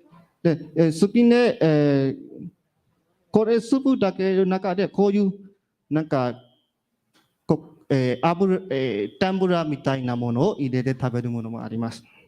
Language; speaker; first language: Japanese; non-native, learner; Burmese